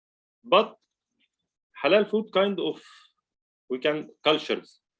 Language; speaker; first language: English; non-native, learner; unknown